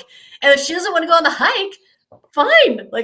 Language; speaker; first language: English; native; English